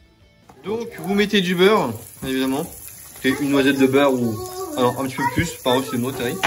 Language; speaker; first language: French; native; French